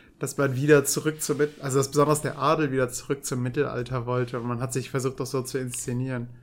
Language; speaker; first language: German; native; German